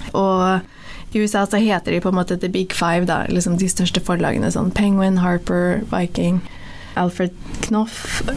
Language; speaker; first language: Norwegian; early bilingual, other home language; Somali